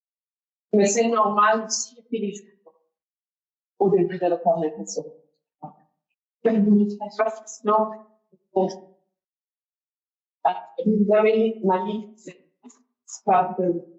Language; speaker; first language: French; non-native, fluent; English